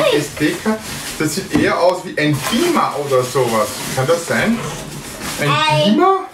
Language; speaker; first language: German; native; German